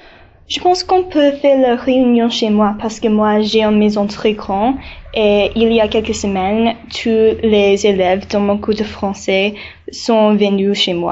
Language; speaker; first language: French; non-native, learner; English